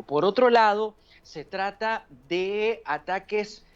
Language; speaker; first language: Spanish; native; Spanish